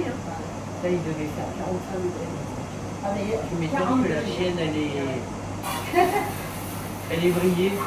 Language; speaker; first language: French; native; French